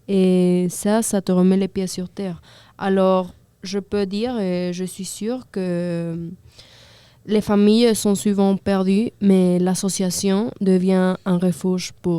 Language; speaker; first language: French; non-native, fluent; Spanish